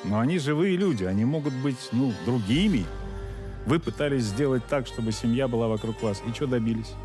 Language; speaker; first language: Russian; native; Russian